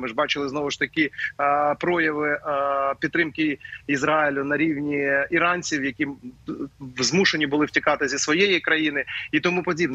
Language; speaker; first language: Ukrainian; native; Ukrainian